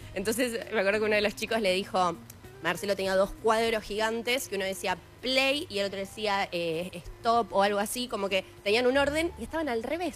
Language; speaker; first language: Spanish; native; Spanish